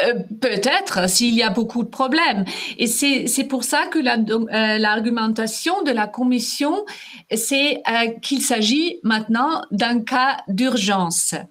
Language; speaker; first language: French; non-native, fluent; German